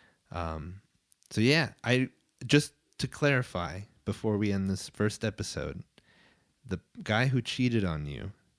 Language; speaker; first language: English; early bilingual, other home language; Spanish